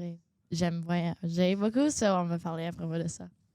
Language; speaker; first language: French; non-native, local second language; English